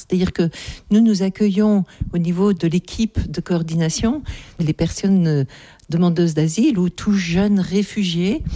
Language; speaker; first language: French; native; French